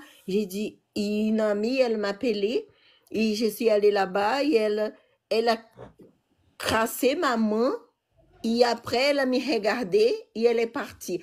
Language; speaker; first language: French; non-native, learner; Portuguese